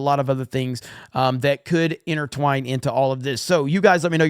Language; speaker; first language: English; native; English